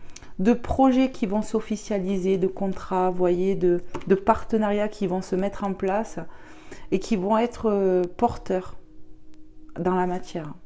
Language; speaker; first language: French; native; French